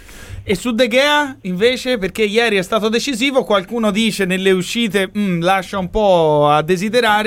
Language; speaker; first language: Italian; native; Italian